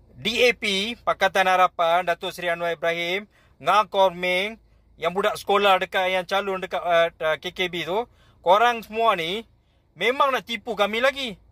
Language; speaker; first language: Malay; non-native, local second language; Tamil